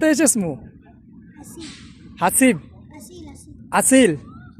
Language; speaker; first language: Arabic; non-native, learner; Bangla